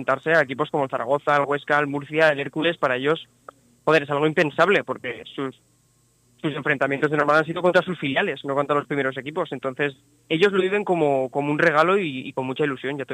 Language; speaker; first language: Spanish; native; Spanish